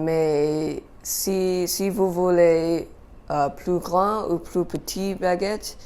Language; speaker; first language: French; non-native, learner; English